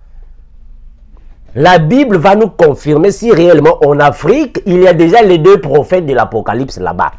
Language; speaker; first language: French; non-native, local second language; Lingala